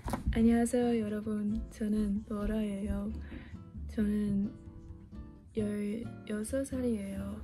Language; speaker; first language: Korean; non-native, learner; Chinese